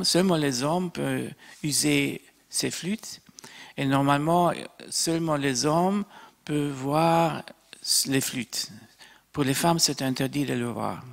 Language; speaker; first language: French; non-native, fluent; German